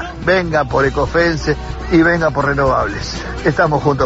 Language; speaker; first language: Spanish; native; Spanish